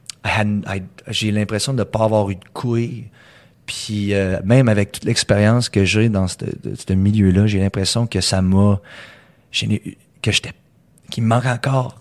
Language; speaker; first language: French; early bilingual, heritage; French